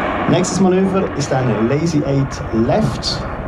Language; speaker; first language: German; native; German